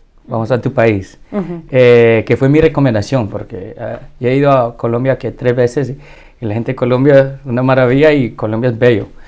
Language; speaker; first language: Spanish; early bilingual, heritage; Spanish